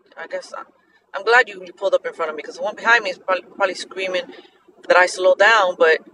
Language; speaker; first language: English; early bilingual, other home language; Spanish